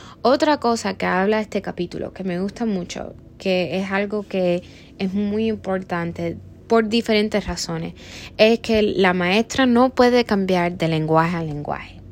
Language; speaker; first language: Spanish; early bilingual, heritage; Spanish